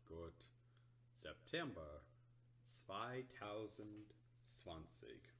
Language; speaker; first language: German; non-native, learner; English